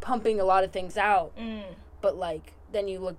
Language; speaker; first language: English; native; English